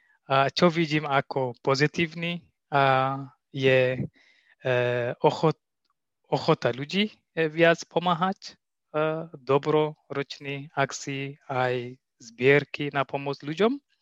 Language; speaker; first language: Slovak; non-native, learner; Tigrinya